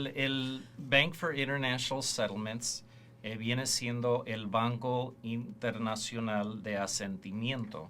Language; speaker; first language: Spanish; early bilingual, heritage; Spanish